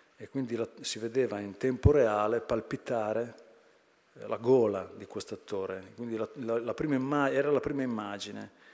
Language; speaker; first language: Italian; native; Italian